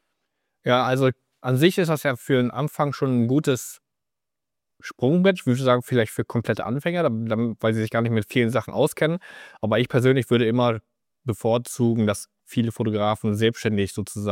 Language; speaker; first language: German; native; German